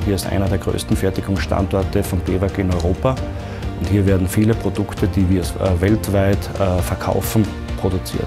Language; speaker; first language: German; native; German